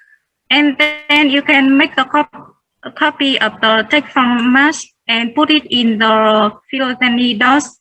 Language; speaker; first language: English; non-native, learner; Vietnamese